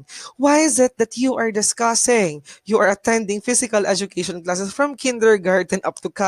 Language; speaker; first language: English; non-native, local second language; Bikol